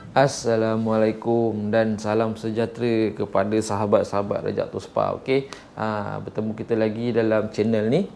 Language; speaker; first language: Malay; native; Malay